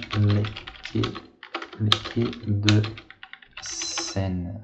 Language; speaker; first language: French; non-native, fluent; Portuguese